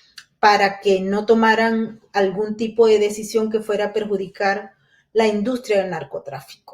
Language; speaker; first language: Spanish; native; Spanish